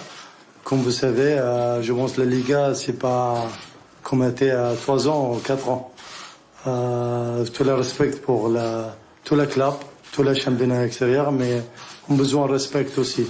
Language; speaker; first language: French; non-native, learner; Arabic